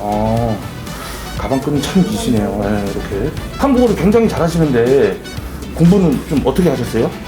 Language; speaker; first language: Korean; native; Korean